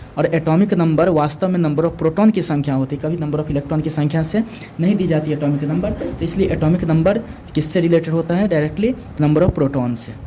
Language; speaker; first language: Hindi; native; Hindi